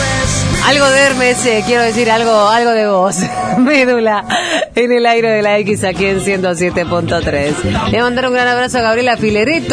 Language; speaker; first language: Spanish; native; Spanish